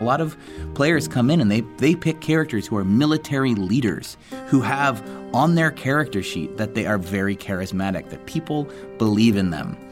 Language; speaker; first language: English; native; English